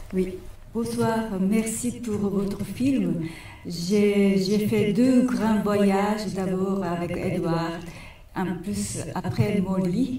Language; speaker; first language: French; non-native, fluent; Japanese